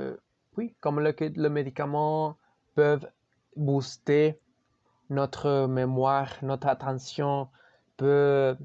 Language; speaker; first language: French; non-native, learner; Spanish